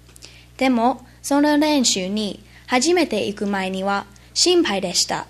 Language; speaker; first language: Japanese; non-native, learner; English